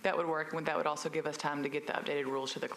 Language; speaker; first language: English; native; English